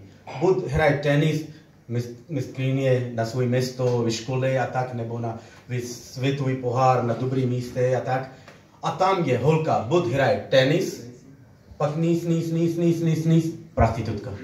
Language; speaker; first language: Czech; non-native, learner; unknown